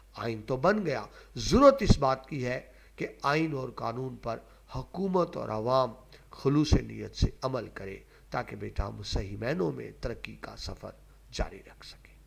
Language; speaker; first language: Urdu; non-native, local second language; Punjabi